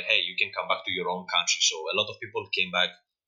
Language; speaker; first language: English; non-native, fluent; Greek